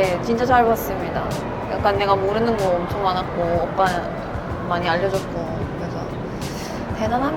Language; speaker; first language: Korean; non-native, fluent; Swedish